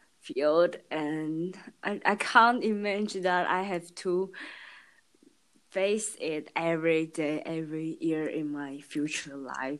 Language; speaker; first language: English; non-native, learner; Chinese